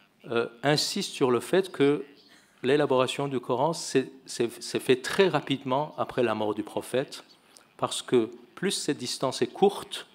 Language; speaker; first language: French; non-native, fluent; Persian